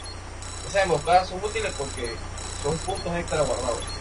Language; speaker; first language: Spanish; native; Spanish